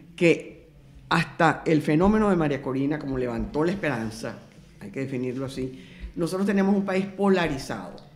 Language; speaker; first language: Spanish; native; Spanish